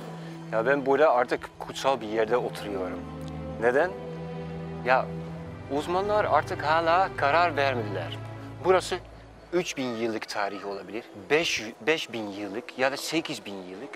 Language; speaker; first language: Turkish; non-native, fluent; Dutch